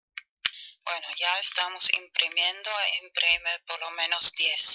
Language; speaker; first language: Spanish; non-native, fluent; German